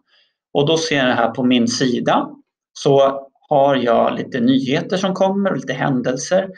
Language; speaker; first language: Swedish; native; Swedish